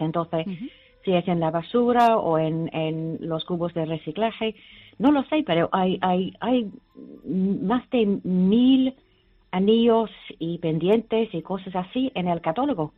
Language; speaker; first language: Spanish; non-native, learner; English